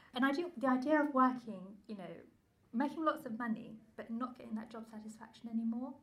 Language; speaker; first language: English; native; English